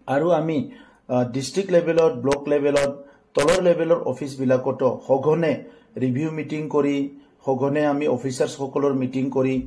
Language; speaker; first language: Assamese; non-native, local second language; Bodo